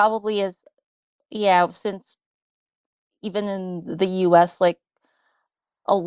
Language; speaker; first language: English; non-native, local second language; Filipino